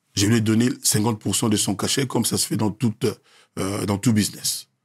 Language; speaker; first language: French; non-native, local second language; Lingala